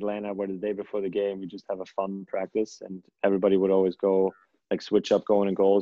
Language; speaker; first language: English; non-native, fluent; German